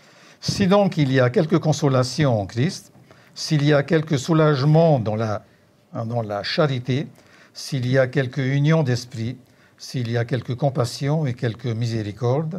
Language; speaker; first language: French; native; French